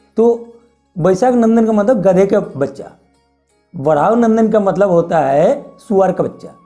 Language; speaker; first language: Hindi; non-native, local second language; Bangla